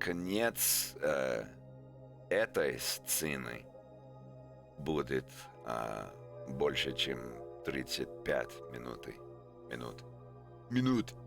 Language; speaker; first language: Russian; non-native, learner; English